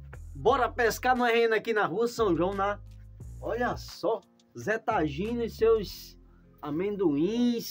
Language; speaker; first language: Portuguese; native; Portuguese